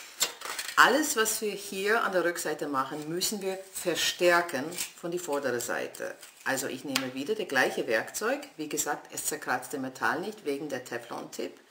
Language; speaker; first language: German; non-native, fluent; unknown